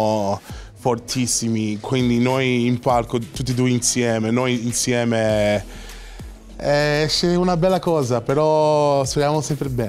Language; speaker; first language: Italian; non-native, fluent; English